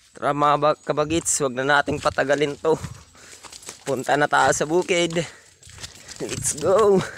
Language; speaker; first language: Filipino; non-native, local second language; Waray